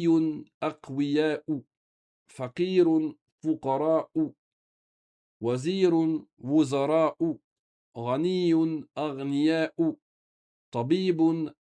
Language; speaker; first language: Arabic; non-native, fluent; French